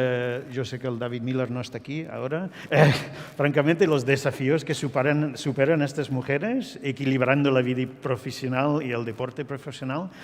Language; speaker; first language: Spanish; non-native, fluent; English